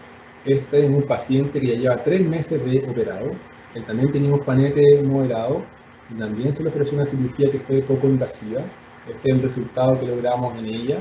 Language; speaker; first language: Spanish; native; Spanish